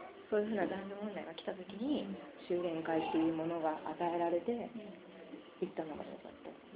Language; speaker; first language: Japanese; native; Japanese